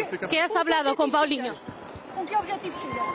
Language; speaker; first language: Spanish; non-native, fluent; Portuguese